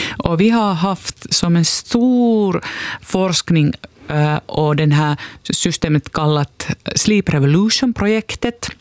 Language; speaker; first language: Swedish; non-native, local second language; Finnish